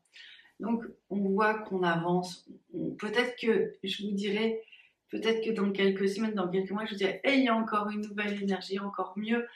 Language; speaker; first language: French; native; French